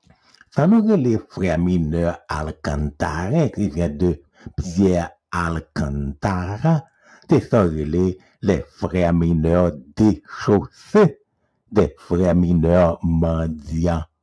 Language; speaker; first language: French; non-native, local second language; Haitian Creole